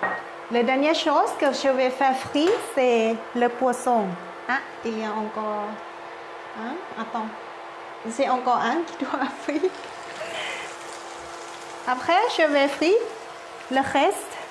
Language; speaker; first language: French; non-native, learner; Thai